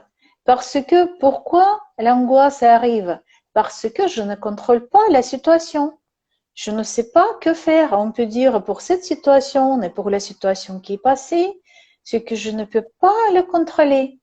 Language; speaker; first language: French; non-native, learner; Russian